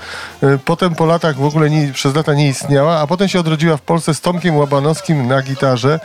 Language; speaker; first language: Polish; native; Polish